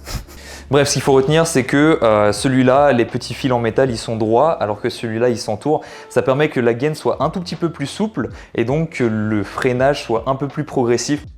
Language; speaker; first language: French; native; French